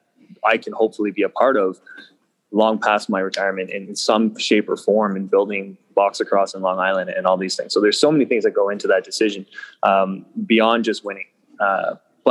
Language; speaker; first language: English; native; English